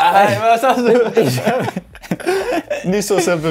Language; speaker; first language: German; non-native, learner; Danish